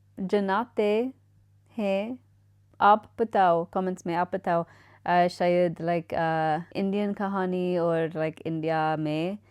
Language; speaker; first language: Hindi; non-native, learner; English